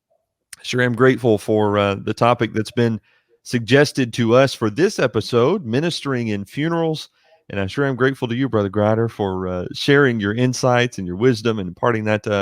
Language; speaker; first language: English; native; English